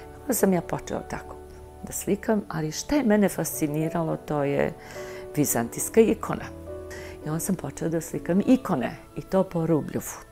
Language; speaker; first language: Serbian; native; Serbian